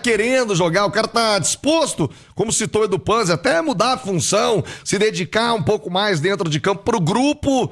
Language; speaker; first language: Portuguese; native; Portuguese